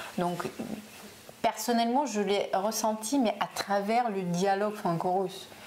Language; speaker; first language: French; non-native, fluent; Russian